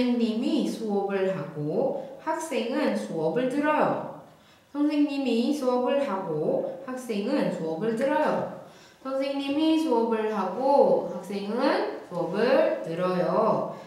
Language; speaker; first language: Korean; non-native, fluent; Indonesian